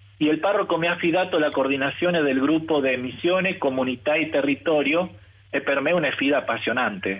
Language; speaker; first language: Italian; non-native, fluent; Spanish